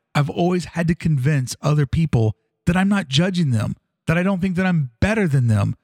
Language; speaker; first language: English; native; English